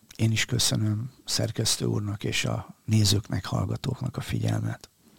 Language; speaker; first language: Hungarian; native; Hungarian